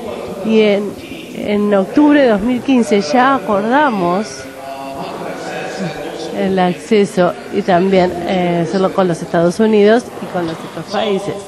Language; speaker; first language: Spanish; non-native, fluent; Japanese